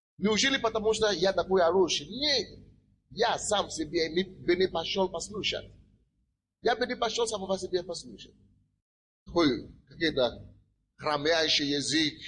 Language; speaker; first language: Russian; non-native, fluent; Yoruba